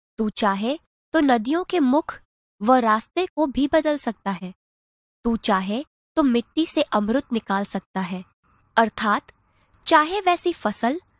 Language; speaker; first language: Hindi; non-native, local second language; Gujarati